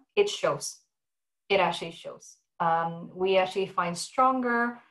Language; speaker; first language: English; non-native, fluent; Indonesian